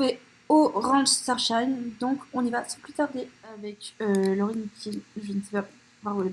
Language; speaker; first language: French; native; French